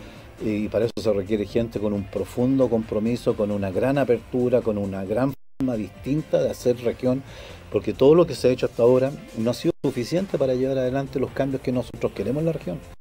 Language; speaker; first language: Spanish; native; Spanish